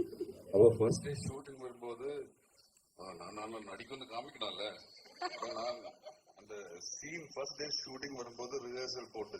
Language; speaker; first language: Tamil; non-native, learner; Malayalam